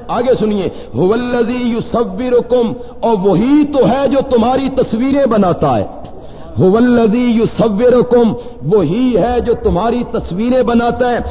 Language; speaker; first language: Urdu; non-native, local second language; Punjabi